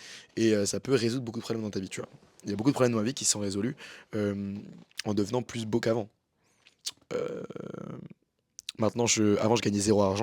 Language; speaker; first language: French; native; French